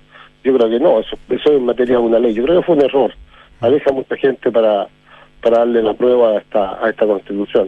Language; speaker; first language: Spanish; native; Spanish